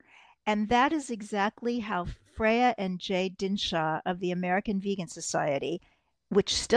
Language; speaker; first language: English; native; English